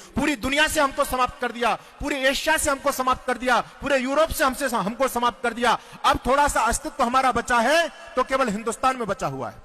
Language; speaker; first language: Hindi; native; Hindi